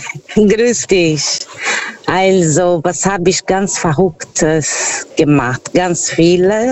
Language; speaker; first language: German; non-native, fluent; Portuguese